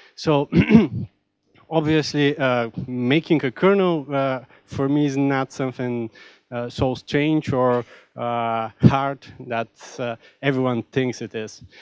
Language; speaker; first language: English; non-native, fluent; Bulgarian